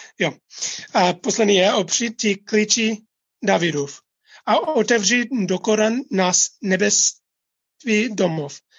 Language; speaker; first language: Czech; non-native, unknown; English